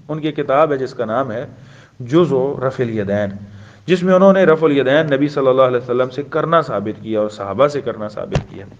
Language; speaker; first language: Urdu; non-native, local second language; Pashto